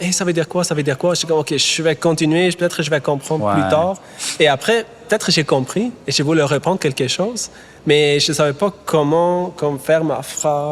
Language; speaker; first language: French; non-native, fluent; German